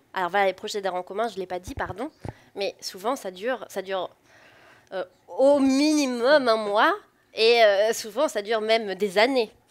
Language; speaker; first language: French; native; French